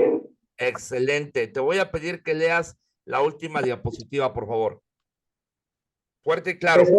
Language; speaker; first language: Spanish; native; Spanish